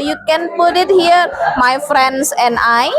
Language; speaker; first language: English; non-native, fluent; Indonesian